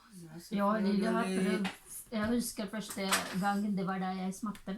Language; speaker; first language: Norwegian; non-native, fluent; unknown